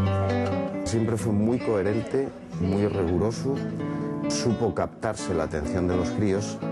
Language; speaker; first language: Spanish; native; Spanish